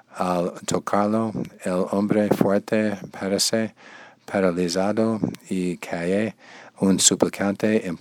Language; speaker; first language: Spanish; non-native, learner; English